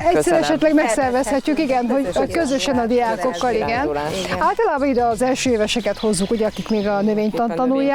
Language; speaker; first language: Hungarian; native; Hungarian